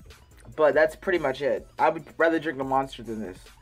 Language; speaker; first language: English; native; English